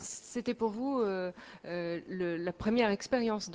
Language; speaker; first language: French; native; French